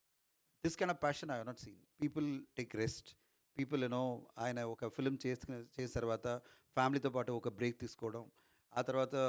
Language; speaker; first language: Telugu; non-native, learner; Tamil